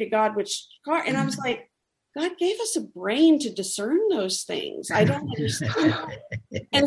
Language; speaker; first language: English; native; English